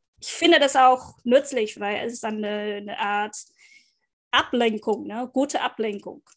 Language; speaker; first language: German; non-native, fluent; Vietnamese